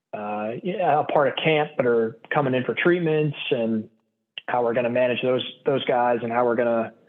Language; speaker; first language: English; native; English